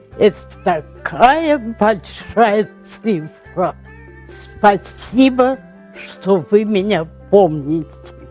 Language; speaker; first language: Russian; native; Russian